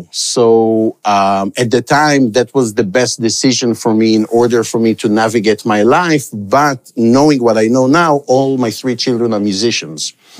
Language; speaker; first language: English; non-native, local second language; Hebrew